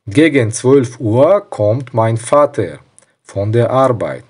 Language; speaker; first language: German; non-native, learner; Tajik